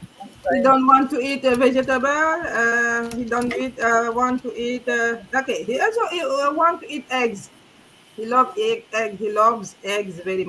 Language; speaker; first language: English; non-native, learner; French